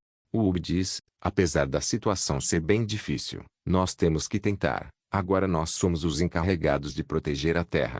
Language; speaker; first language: Portuguese; native; Portuguese